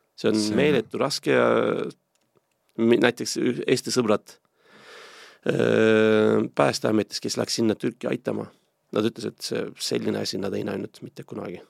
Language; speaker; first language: Estonian; non-native, fluent; Turkish